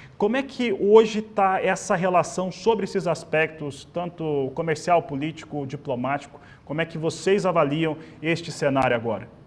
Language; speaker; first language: Portuguese; native; Portuguese